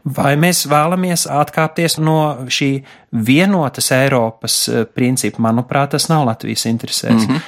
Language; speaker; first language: Latvian; native; Latvian